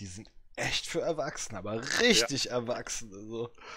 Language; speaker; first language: German; early bilingual, other home language; French